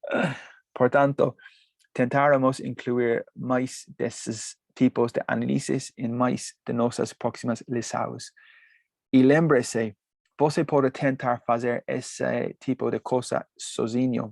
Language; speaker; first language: Portuguese; non-native, learner; English